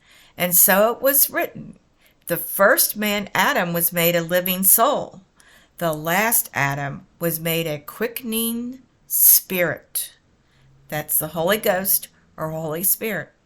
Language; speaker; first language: English; native; English